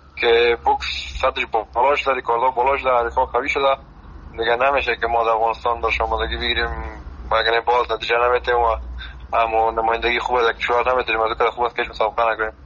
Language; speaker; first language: Persian; native; Persian